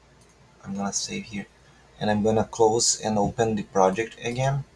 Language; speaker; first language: English; non-native, fluent; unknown